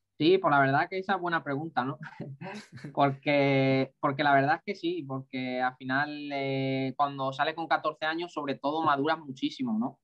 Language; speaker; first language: Spanish; native; Spanish